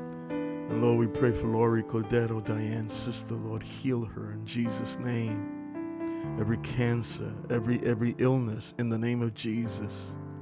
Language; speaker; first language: English; early bilingual, other home language; Spanish